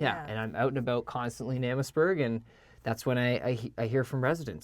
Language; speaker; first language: English; native; English